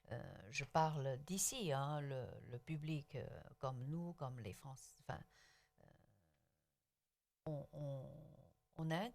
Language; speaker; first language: French; non-native, local second language; Chinese